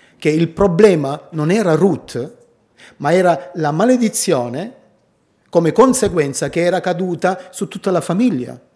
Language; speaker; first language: Italian; native; Italian